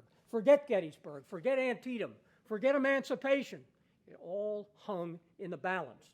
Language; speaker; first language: English; native; English